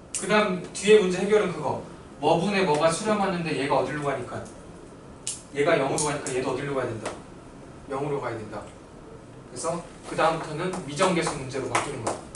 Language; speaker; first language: Korean; native; Korean